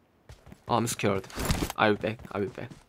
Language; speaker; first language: English; non-native, learner; Korean